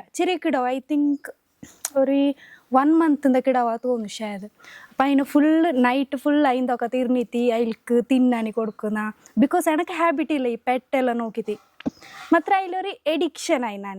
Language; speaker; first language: Malayalam; non-native, local second language; Hindi